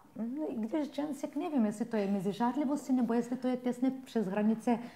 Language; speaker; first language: Czech; non-native, fluent; Bulgarian